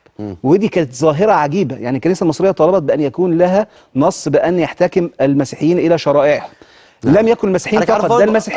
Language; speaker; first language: Arabic; native; Arabic